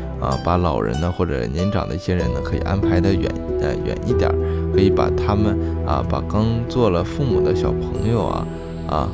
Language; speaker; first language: Chinese; native; Chinese